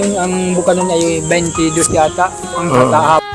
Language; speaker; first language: Filipino; native; Filipino